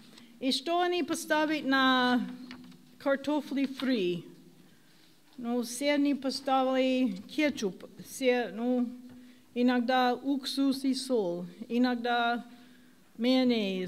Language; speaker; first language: Russian; non-native, learner; English